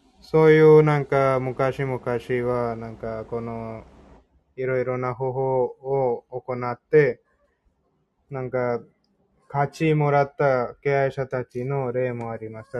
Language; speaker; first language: Japanese; non-native, fluent; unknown